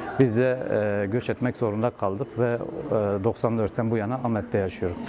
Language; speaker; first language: Turkish; non-native, local second language; Kurdish